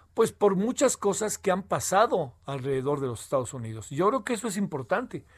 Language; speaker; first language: Spanish; native; Spanish